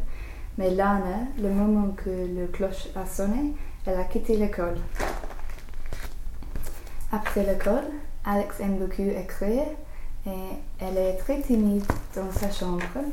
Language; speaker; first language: French; non-native, learner; English